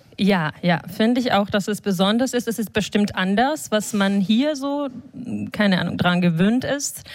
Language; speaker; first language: German; non-native, fluent; Georgian